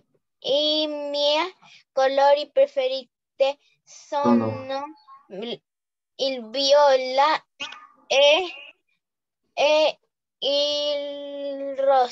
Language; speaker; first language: Italian; non-native, learner; Spanish